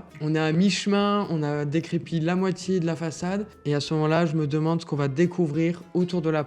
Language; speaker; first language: French; native; French